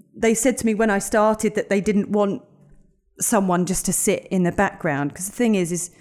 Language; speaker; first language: English; native; English